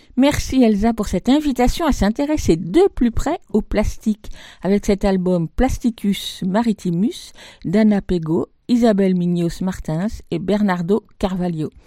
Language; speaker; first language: French; native; French